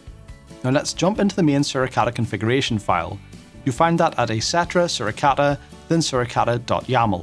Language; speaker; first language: English; native; English